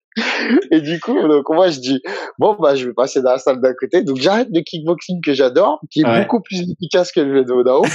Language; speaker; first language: French; native; French